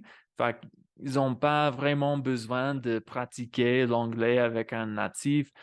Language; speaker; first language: French; non-native, fluent; English